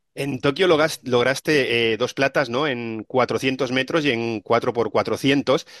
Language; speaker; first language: Spanish; native; Spanish